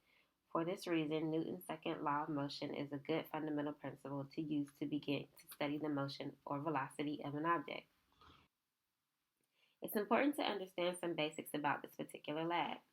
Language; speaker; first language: English; native; English